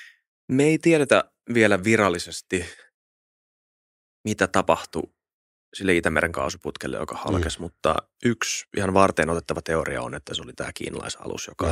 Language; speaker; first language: Finnish; native; Finnish